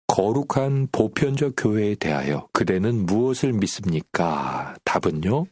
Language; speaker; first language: Korean; native; Korean